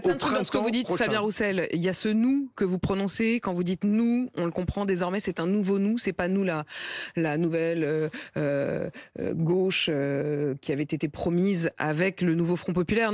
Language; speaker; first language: French; native; French